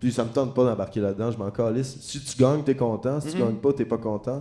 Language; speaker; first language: French; native; French